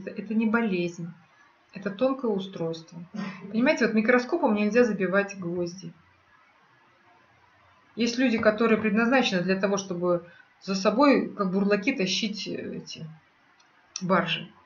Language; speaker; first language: Russian; native; Russian